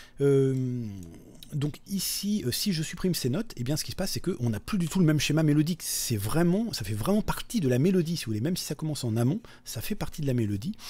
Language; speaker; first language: French; native; French